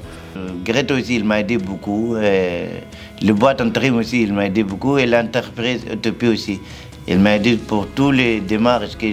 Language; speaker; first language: French; non-native, learner; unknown